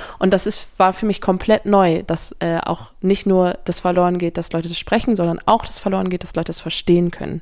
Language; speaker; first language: German; native; German